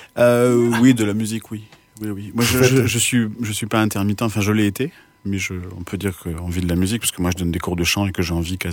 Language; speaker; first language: French; native; French